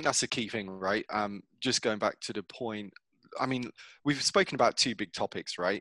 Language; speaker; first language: English; native; English